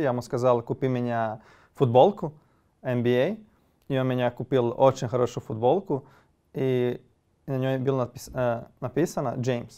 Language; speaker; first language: Russian; non-native, learner; Serbian